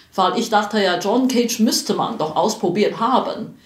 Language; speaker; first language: German; non-native, fluent; Chinese